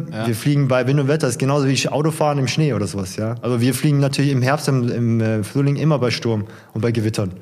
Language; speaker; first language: German; early bilingual, other home language; Korean